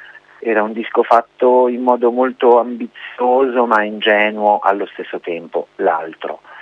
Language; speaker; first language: Italian; native; Italian